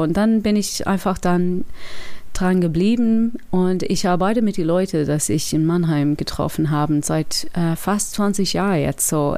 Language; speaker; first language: German; non-native, learner; English